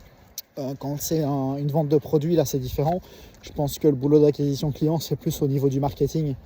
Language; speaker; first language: French; native; French